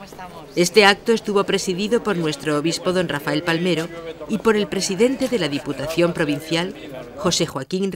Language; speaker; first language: Spanish; native; Spanish